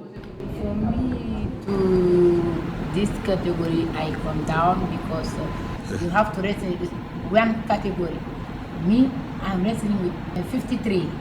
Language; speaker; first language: English; non-native, local second language; Wolof